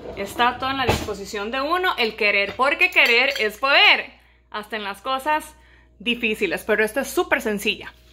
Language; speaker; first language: Spanish; early bilingual, heritage; Spanish